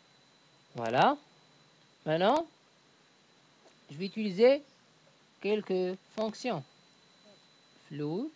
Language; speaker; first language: French; native; French